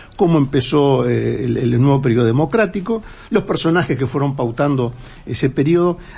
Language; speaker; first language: Spanish; native; Spanish